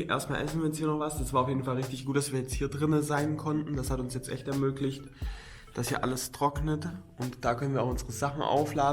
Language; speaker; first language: German; native; German